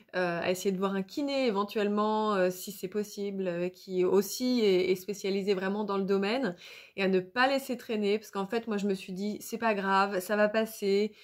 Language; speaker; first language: French; native; French